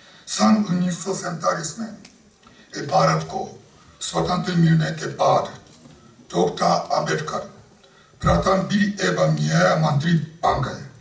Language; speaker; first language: Hindi; non-native, fluent; Japanese